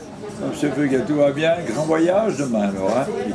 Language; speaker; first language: French; native; French